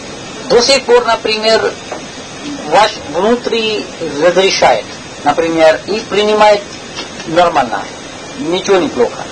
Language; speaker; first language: Russian; non-native, learner; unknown